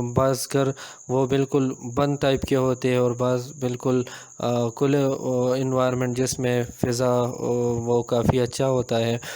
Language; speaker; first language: Urdu; non-native, local second language; Pashto